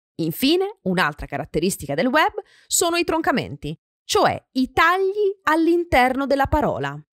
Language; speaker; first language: Italian; native; Italian